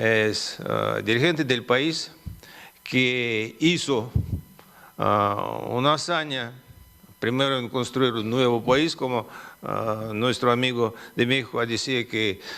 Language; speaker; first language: Spanish; non-native, fluent; Russian